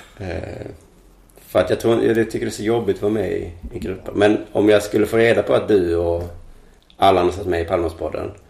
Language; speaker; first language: Swedish; native; Swedish